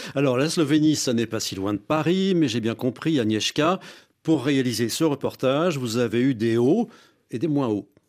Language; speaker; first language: French; native; French